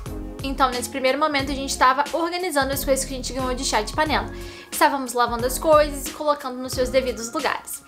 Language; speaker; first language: Portuguese; native; Portuguese